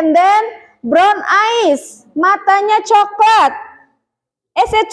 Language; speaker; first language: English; non-native, fluent; Indonesian